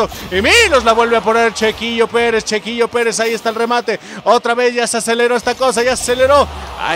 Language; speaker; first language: Spanish; native; Spanish